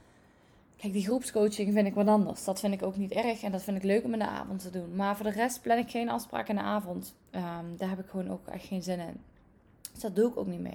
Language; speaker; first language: Dutch; native; Dutch